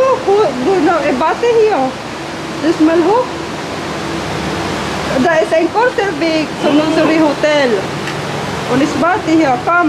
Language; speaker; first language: German; non-native, learner; Filipino